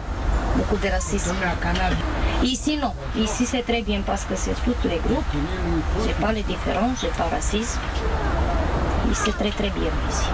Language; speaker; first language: French; non-native, learner; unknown